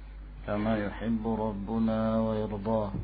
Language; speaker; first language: Arabic; non-native, fluent; Indonesian